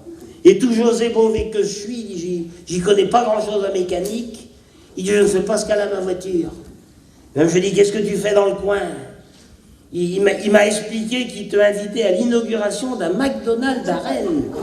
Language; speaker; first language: French; native; French